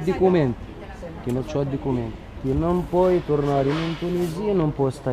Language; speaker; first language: Italian; non-native, learner; Arabic